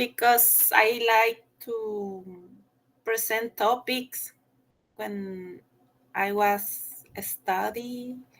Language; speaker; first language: English; non-native, learner; Spanish